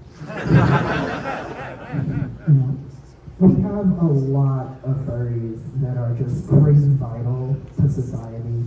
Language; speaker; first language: English; native; English